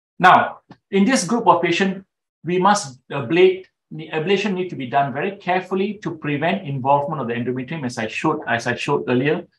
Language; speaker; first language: English; non-native, local second language; Tamil